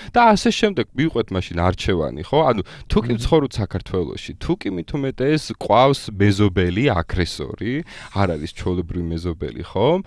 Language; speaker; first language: Georgian; native; Georgian